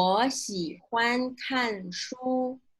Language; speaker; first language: Chinese; non-native, fluent; Indonesian